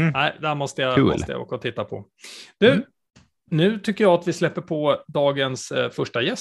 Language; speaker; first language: Swedish; native; Swedish